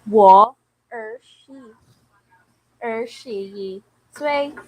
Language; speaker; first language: Chinese; non-native, learner; Filipino